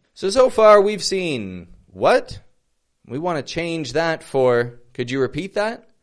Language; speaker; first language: English; native; English